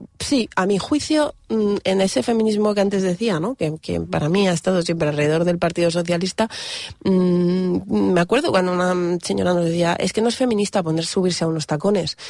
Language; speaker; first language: Spanish; native; Spanish